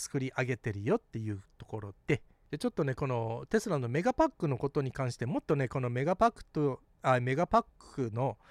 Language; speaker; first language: Japanese; early bilingual, heritage; Japanese